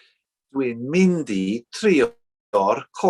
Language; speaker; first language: Welsh; non-native, learner; English